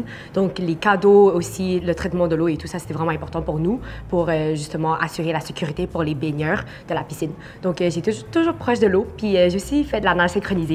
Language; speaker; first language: French; early bilingual, other home language; Chinese